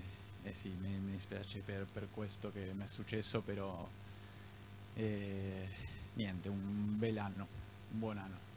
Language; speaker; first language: Italian; non-native, fluent; Spanish